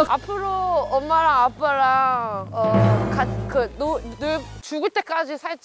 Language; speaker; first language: Korean; native; Korean